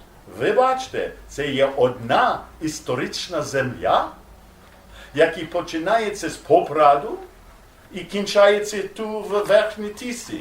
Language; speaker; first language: Ukrainian; non-native, learner; English